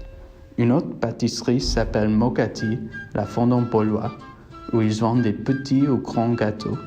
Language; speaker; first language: French; non-native, learner; English